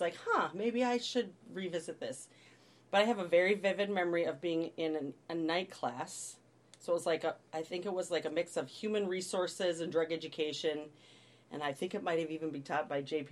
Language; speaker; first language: English; native; English